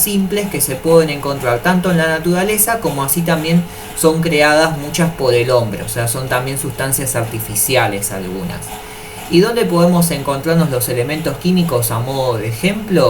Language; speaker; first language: Spanish; native; Spanish